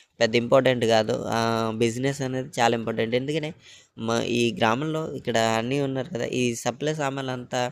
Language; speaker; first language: Telugu; native; Telugu